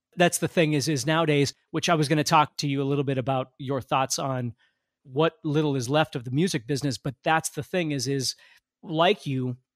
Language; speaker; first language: English; native; English